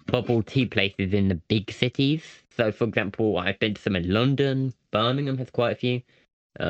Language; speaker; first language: English; native; English